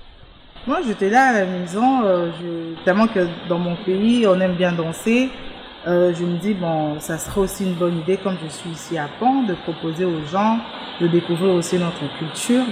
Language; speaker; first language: French; non-native, local second language; Luba-Lulua